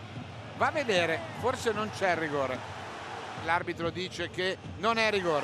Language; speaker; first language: Italian; native; Italian